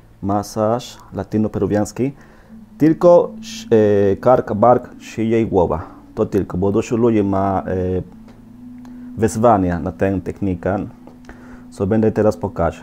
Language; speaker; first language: Polish; non-native, learner; Spanish